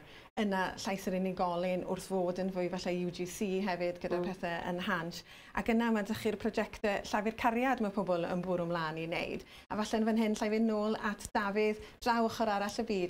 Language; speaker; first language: Welsh; native; Welsh